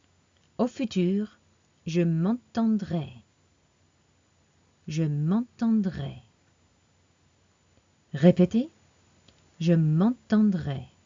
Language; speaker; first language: French; non-native, fluent; English